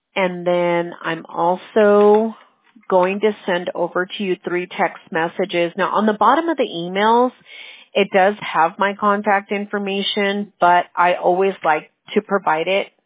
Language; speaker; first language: English; early bilingual, other home language; Spanish